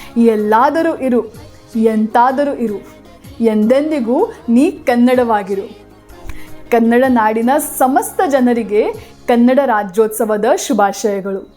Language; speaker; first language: Kannada; non-native, local second language; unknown